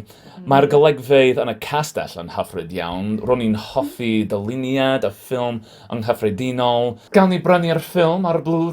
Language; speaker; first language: Welsh; non-native, learner; English